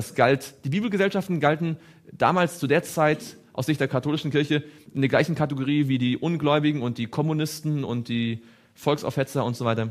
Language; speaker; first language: German; native; German